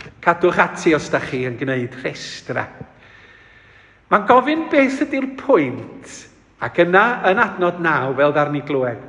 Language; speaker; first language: Welsh; native; Welsh